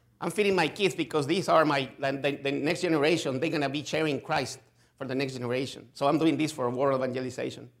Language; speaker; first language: English; non-native, fluent; Spanish